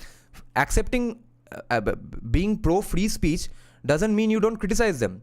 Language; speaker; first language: English; non-native, local second language; Bangla